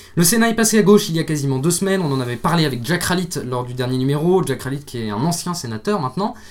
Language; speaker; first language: French; native; French